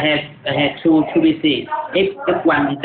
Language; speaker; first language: English; non-native, learner; Vietnamese